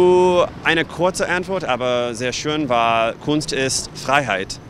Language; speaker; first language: German; non-native, learner; English